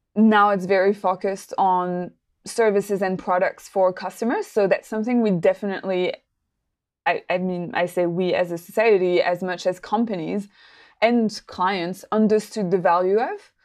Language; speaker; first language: English; non-native, fluent; French